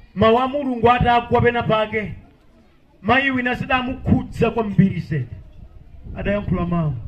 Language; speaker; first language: Nyanja; native; Nyanja